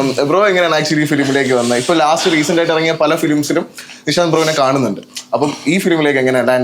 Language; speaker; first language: Malayalam; native; Malayalam